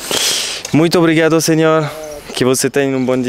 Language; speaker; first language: Portuguese; non-native, learner; French